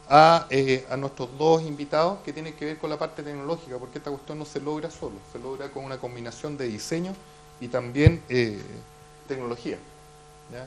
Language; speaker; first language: Spanish; native; Spanish